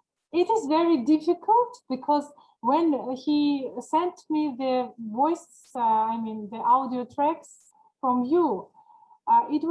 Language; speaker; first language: English; non-native, learner; Georgian